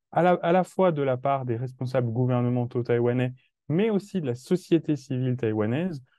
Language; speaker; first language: French; native; French